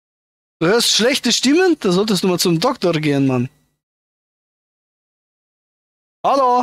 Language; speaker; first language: German; native; German